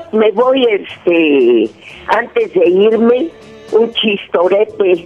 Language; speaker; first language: Spanish; native; Spanish